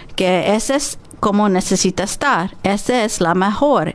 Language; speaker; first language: Spanish; non-native, learner; English